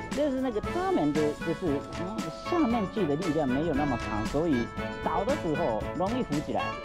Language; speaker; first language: Chinese; non-native, learner; Japanese